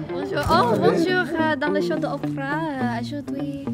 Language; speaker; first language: French; non-native, learner; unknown